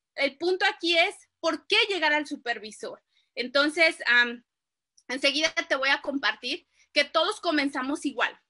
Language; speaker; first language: Spanish; native; Spanish